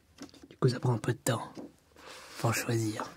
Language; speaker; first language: French; native; French